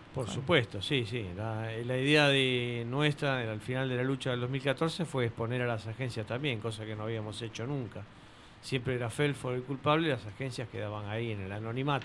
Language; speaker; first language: Spanish; native; Spanish